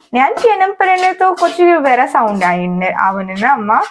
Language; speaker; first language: Malayalam; native; Malayalam